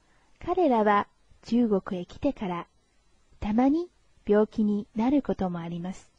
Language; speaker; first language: Japanese; non-native, fluent; Chinese